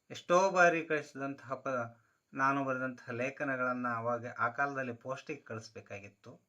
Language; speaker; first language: Kannada; native; Kannada